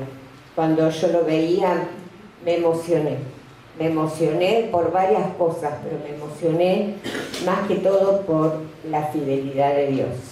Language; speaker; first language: Spanish; native; Spanish